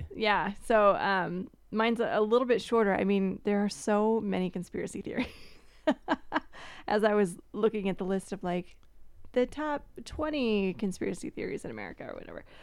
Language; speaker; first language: English; native; English